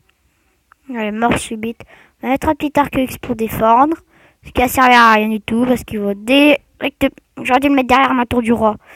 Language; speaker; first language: French; native; French